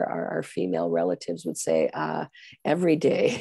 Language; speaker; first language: English; native; English